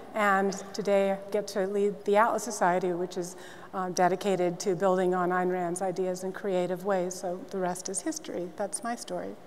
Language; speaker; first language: English; native; English